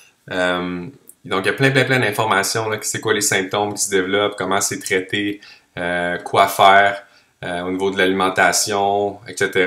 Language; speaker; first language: French; native; French